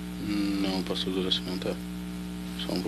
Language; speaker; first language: Portuguese; native; Portuguese